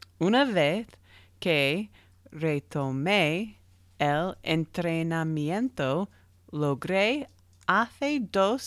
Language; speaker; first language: Spanish; non-native, learner; English